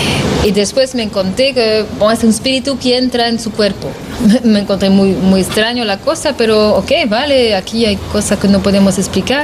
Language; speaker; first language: Spanish; non-native, learner; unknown